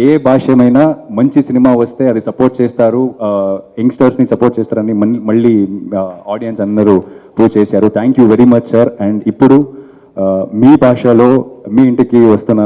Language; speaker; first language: Telugu; non-native, fluent; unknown